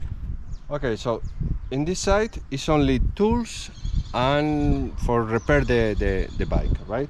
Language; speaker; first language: English; non-native, learner; Spanish